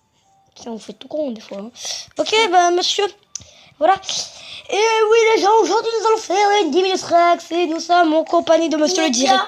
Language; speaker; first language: French; native; French